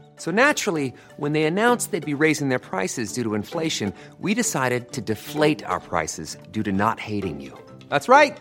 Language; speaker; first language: German; non-native, fluent; English